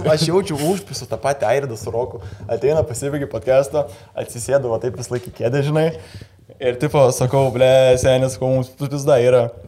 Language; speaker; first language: Lithuanian; native; Lithuanian